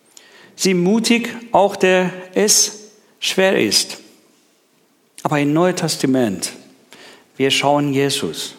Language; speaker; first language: German; non-native, learner; Persian